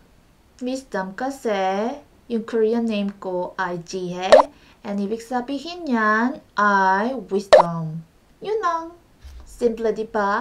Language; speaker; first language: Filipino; non-native, learner; Korean